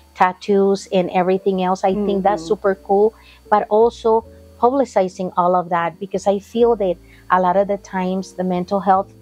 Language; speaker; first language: English; non-native, fluent; Spanish